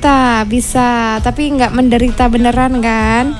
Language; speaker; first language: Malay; non-native, local second language; Javanese